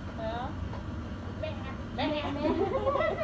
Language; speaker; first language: Norwegian; native; Norwegian